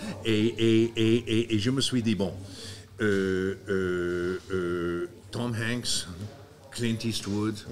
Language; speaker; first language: French; non-native, fluent; English